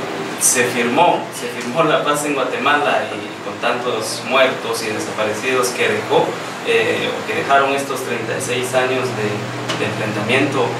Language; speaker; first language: Spanish; native; Spanish